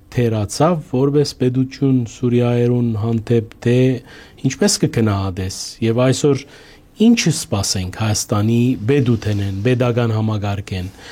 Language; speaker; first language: Armenian; early bilingual, heritage; Armenian